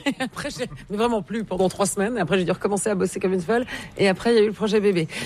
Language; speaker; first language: French; native; French